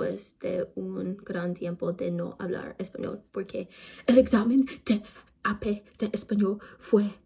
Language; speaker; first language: Spanish; non-native, learner; English